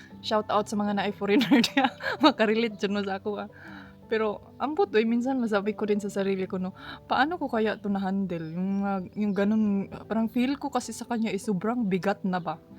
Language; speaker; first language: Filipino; non-native, local second language; Cebuano